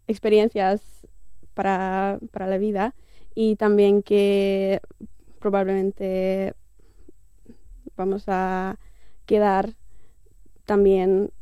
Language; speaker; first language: Spanish; non-native, fluent; Hungarian